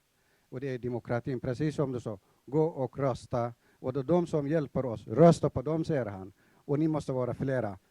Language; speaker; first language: Swedish; non-native, fluent; Tigrinya